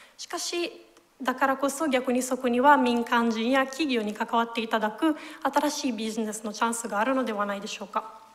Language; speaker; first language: Japanese; non-native, fluent; Italian